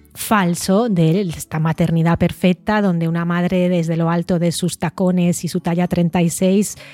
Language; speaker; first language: Spanish; native; Spanish